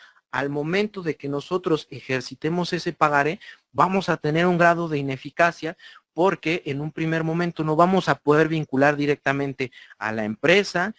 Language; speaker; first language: Spanish; native; Spanish